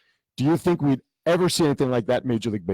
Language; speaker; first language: English; native; English